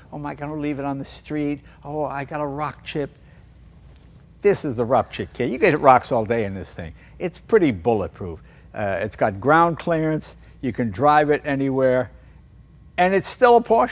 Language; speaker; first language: English; native; English